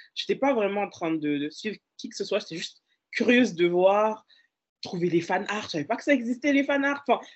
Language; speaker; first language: French; native; French